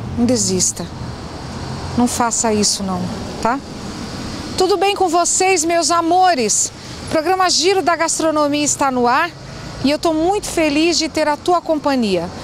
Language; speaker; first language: Portuguese; native; Portuguese